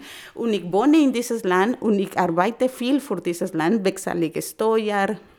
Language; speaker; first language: German; non-native, learner; Spanish